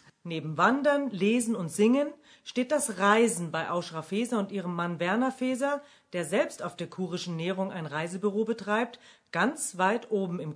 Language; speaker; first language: German; native; German